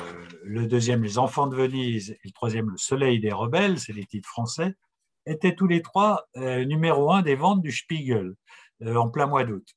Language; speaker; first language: French; native; French